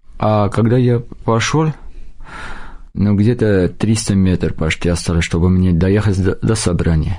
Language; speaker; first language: Russian; non-native, local second language; Armenian